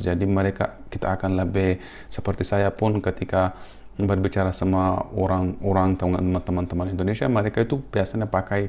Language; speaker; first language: Indonesian; non-native, fluent; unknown